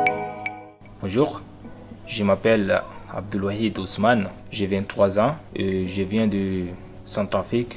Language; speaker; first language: French; non-native, learner; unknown